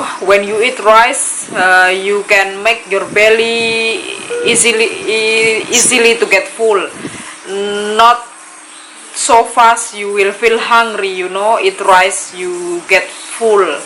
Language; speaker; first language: English; non-native, learner; Indonesian